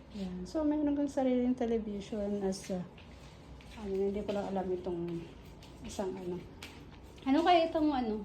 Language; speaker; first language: Filipino; non-native, local second language; Iloko